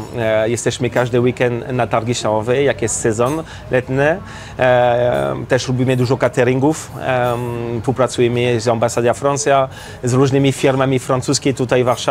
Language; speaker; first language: Polish; non-native, learner; French